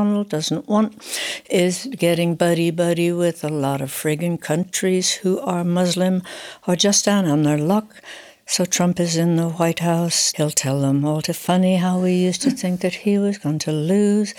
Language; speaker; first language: English; native; English